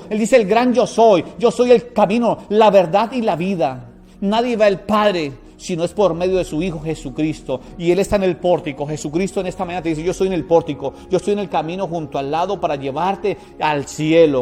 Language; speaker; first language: Spanish; native; Spanish